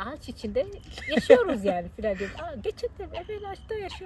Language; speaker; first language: Turkish; non-native, fluent; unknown